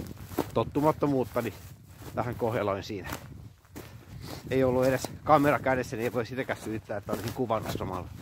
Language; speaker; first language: Finnish; native; Finnish